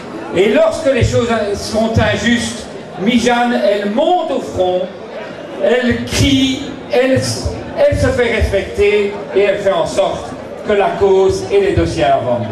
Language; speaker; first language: French; native; French